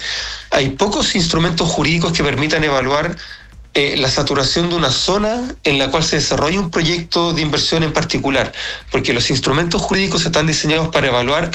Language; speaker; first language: Spanish; native; Spanish